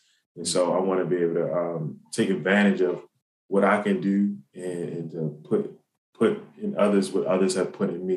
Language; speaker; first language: English; native; English